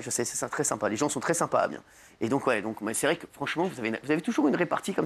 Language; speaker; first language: French; native; French